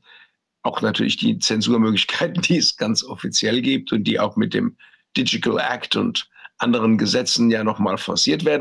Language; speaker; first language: German; native; German